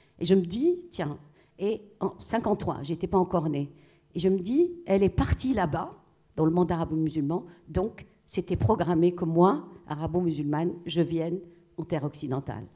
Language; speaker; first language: French; non-native, local second language; Arabic